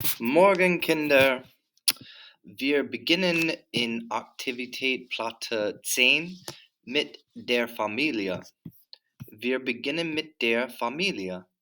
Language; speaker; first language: German; non-native, fluent; English